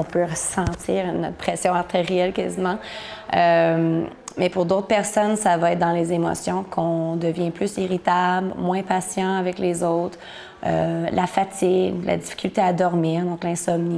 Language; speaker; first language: French; native; French